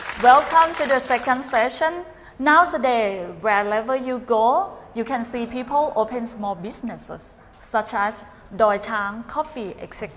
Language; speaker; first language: English; non-native, fluent; Thai